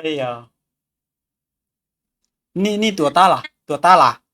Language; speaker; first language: Chinese; non-native, fluent; Lao